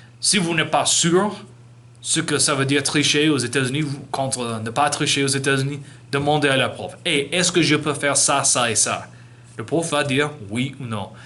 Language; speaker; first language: French; non-native, fluent; English